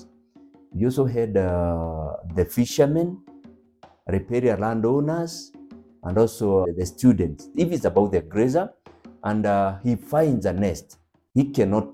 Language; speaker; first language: English; non-native, local second language; Kikuyu